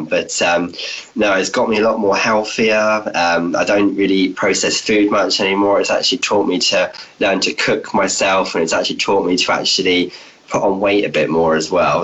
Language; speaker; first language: English; native; English